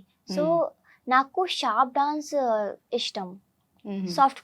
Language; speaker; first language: Telugu; non-native, learner; Hindi